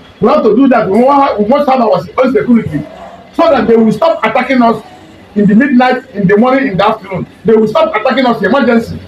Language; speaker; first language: Nigerian Pidgin; non-native, local second language; Igbo